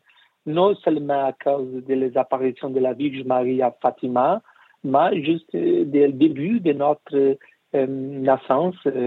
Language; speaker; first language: French; non-native, learner; Portuguese